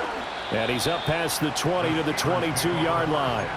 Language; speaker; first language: English; native; English